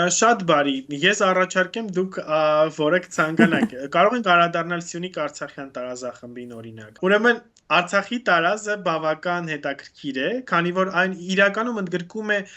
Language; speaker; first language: Armenian; native; Armenian